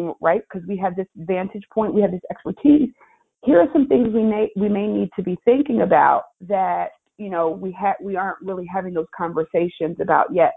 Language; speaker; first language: English; native; English